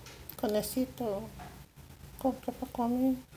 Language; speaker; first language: Spanish; non-native, local second language; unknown